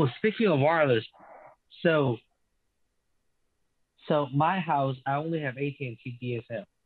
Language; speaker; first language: English; non-native, local second language; Cantonese